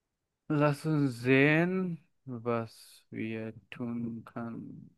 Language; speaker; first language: German; non-native, learner; Bangla